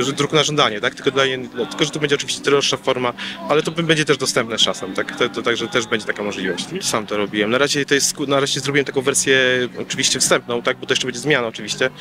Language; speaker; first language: Polish; native; Polish